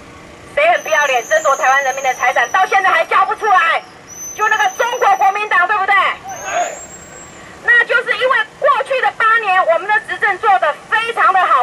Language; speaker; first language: Chinese; non-native, local second language; Min Nan Chinese